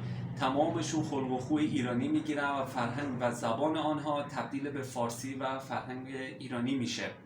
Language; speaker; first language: Persian; native; Persian